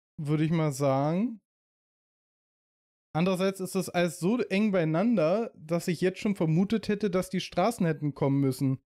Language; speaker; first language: German; native; German